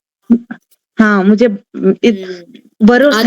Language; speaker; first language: Hindi; non-native, learner; Telugu